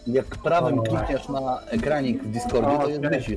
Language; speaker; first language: Polish; native; Polish